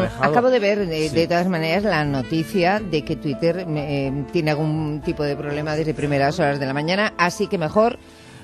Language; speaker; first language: Spanish; native; Spanish